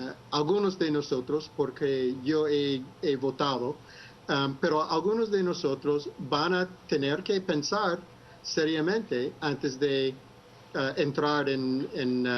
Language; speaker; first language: Spanish; non-native, fluent; English